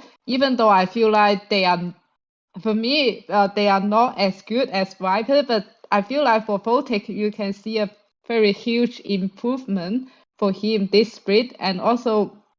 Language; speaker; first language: English; non-native, fluent; Chinese